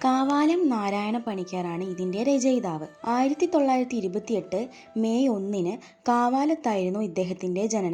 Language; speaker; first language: Malayalam; native; Malayalam